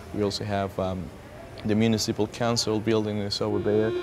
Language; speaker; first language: English; non-native, fluent; Spanish